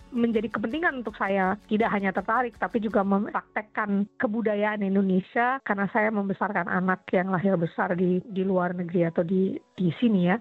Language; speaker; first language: Indonesian; native; Indonesian